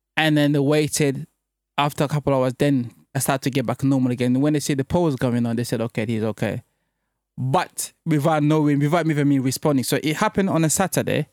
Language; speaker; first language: English; early bilingual, other home language; French